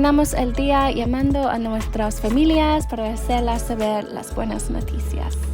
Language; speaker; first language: Spanish; non-native, learner; English